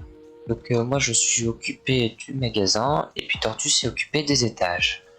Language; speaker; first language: French; native; French